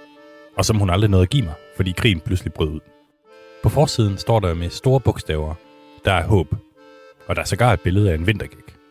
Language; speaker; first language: Danish; native; Danish